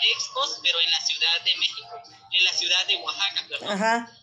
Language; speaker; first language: Spanish; native; Spanish